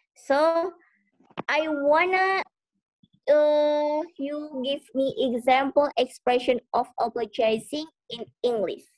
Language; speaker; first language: English; non-native, learner; Indonesian